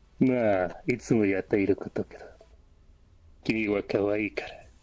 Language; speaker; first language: Japanese; non-native, learner; English